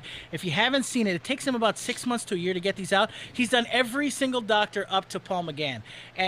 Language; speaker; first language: English; native; English